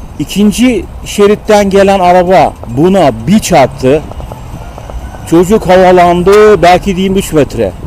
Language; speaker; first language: Turkish; native; Turkish